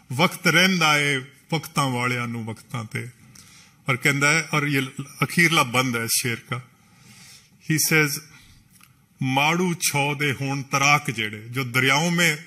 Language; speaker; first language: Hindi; non-native, local second language; Punjabi